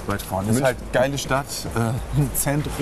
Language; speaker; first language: German; native; German